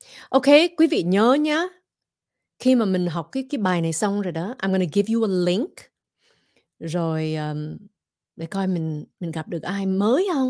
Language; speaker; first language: Vietnamese; early bilingual, heritage; Vietnamese